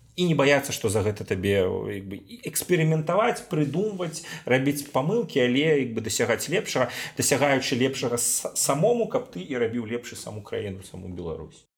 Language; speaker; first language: Belarusian; non-native, local second language; Russian